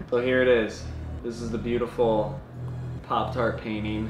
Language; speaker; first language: English; native; English